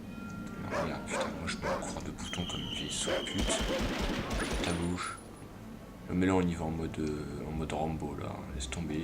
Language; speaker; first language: French; native; French